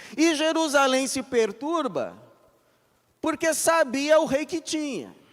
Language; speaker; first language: Portuguese; native; Portuguese